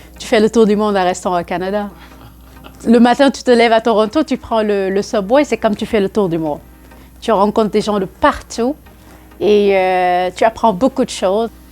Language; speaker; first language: French; non-native, local second language; Wolof